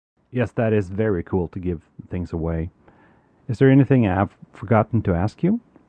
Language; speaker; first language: English; non-native, fluent; Swedish